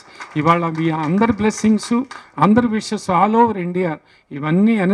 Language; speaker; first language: Telugu; native; Telugu